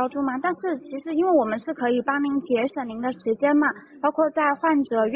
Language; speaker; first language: Chinese; native; Chinese